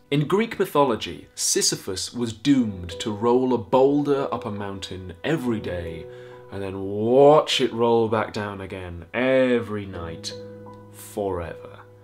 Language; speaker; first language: English; native; English